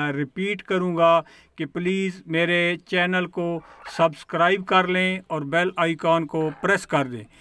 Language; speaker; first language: Urdu; non-native, local second language; Punjabi